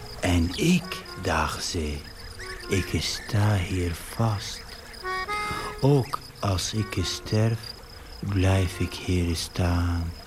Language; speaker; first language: Dutch; non-native, fluent; Arabic